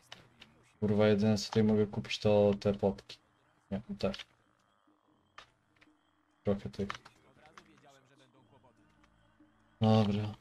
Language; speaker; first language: Polish; native; Polish